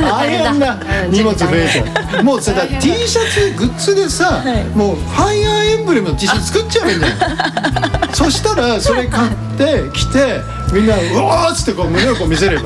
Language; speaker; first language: Japanese; native; Japanese